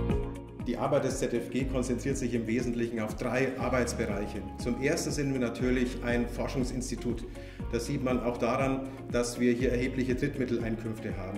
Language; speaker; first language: German; native; German